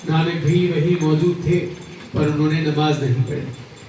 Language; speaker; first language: Hindi; native; Hindi